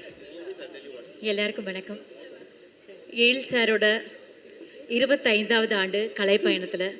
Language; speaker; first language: Tamil; native; Tamil